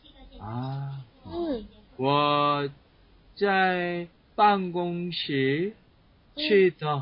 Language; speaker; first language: Chinese; non-native, learner; Korean